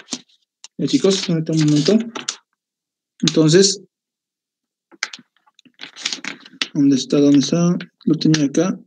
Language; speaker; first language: Spanish; native; Spanish